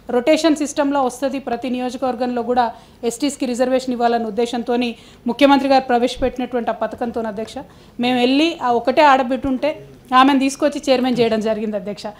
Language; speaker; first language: Telugu; native; Telugu